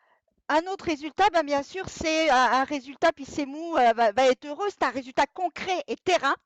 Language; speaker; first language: French; native; French